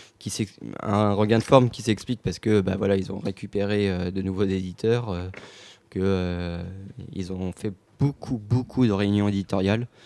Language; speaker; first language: French; native; French